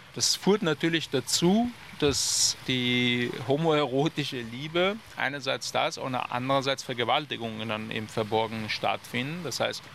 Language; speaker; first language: German; non-native, fluent; Persian